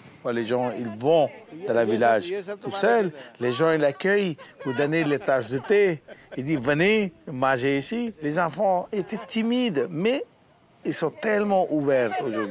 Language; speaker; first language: French; non-native, fluent; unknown